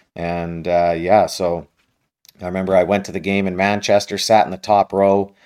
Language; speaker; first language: English; native; English